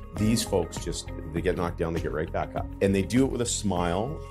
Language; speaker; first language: English; native; English